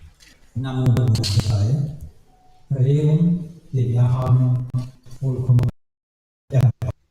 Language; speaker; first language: German; non-native, learner; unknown